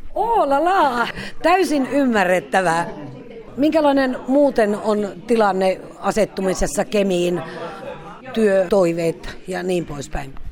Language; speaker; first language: Finnish; native; Finnish